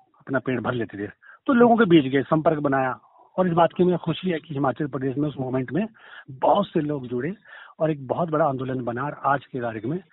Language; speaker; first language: Hindi; native; Hindi